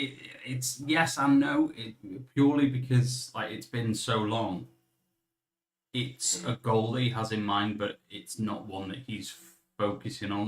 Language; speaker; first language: English; native; English